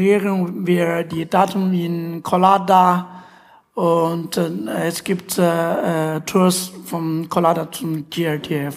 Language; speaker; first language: German; non-native, fluent; Chinese